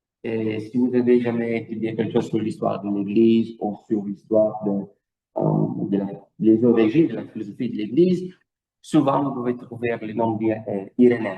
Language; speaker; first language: French; non-native, fluent; Italian